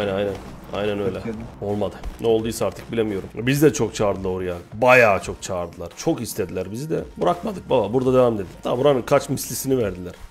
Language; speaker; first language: Turkish; native; Turkish